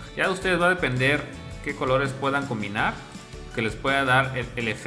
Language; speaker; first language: Spanish; native; Spanish